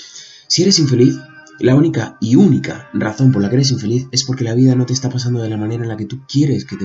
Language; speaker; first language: Spanish; native; Spanish